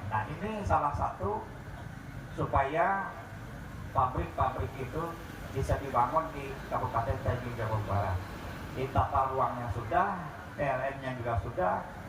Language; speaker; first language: Indonesian; native; Indonesian